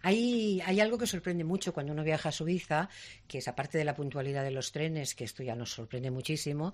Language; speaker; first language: Spanish; native; Spanish